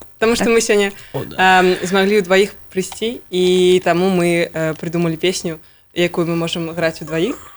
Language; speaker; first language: Belarusian; non-native, local second language; Russian